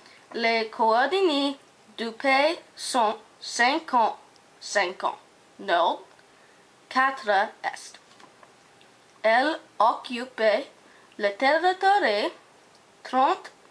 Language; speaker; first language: French; non-native, learner; English